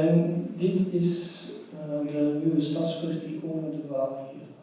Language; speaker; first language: Dutch; non-native, local second language; French